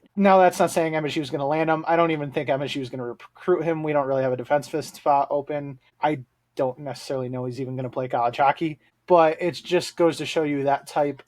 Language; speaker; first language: English; native; English